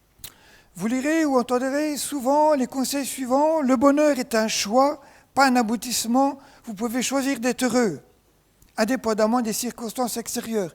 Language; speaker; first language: French; native; French